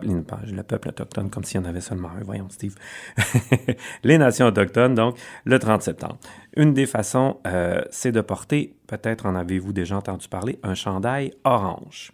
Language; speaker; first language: French; native; French